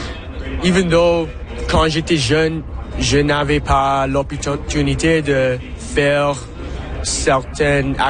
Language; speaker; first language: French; non-native, local second language; English